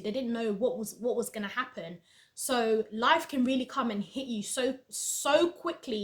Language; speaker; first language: English; native; English